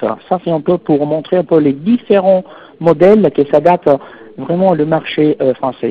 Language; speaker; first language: French; non-native, fluent; Italian